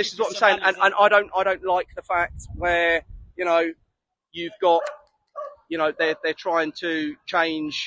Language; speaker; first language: English; native; English